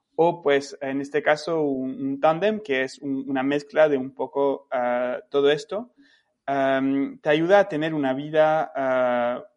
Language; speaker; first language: Spanish; non-native, fluent; French